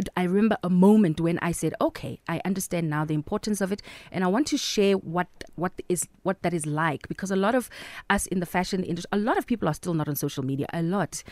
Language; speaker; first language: English; non-native, local second language; Southern Sotho